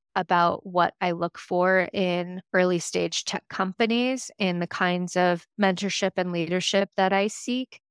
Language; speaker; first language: English; native; English